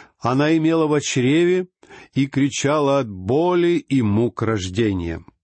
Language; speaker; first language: Russian; native; Russian